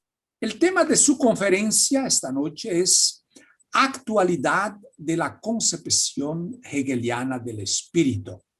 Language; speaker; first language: Spanish; non-native, fluent; Portuguese